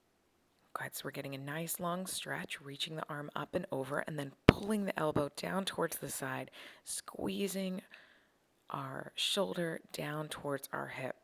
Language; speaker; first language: English; native; English